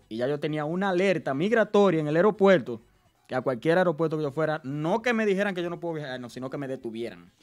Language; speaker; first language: Spanish; early bilingual, other home language; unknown